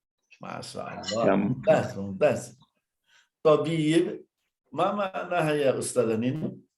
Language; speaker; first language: Arabic; non-native, fluent; Indonesian